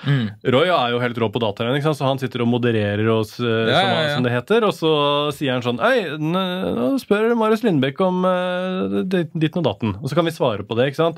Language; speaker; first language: Norwegian; native; Norwegian